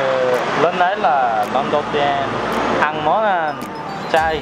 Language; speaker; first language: Vietnamese; non-native, learner; Korean